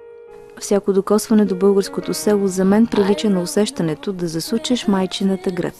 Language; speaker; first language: Bulgarian; native; Bulgarian